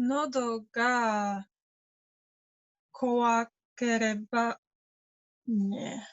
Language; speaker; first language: Japanese; non-native, learner; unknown